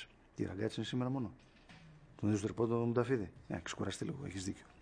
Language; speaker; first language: Greek; native; Greek